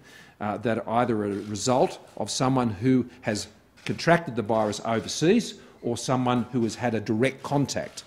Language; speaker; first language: English; native; English